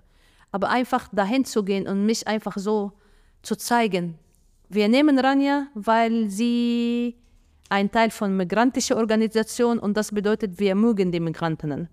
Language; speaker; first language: German; non-native, fluent; Arabic